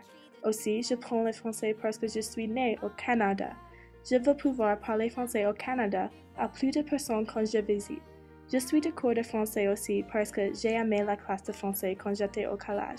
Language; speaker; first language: French; non-native, learner; English